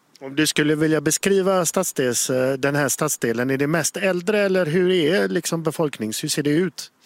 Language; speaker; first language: Swedish; native; Swedish